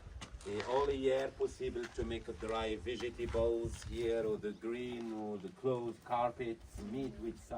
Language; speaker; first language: English; non-native, learner; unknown